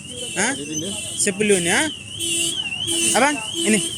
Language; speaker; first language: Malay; non-native, learner; Bangla